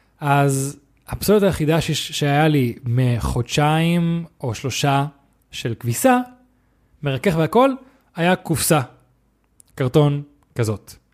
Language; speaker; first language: Hebrew; native; Hebrew